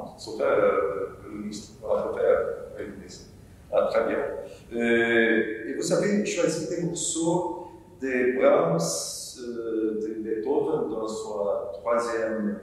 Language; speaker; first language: French; non-native, learner; Portuguese